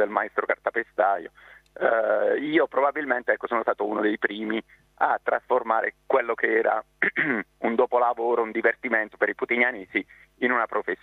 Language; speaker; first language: Italian; native; Italian